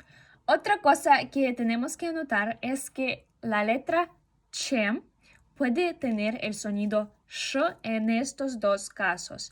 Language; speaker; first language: Spanish; non-native, fluent; Russian